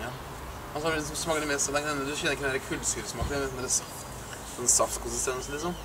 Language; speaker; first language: Norwegian; native; Norwegian